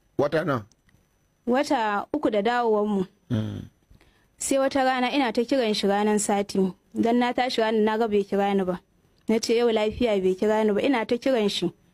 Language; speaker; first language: Hausa; native; Hausa